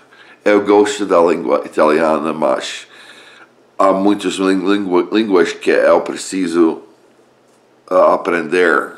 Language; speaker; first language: Portuguese; non-native, learner; English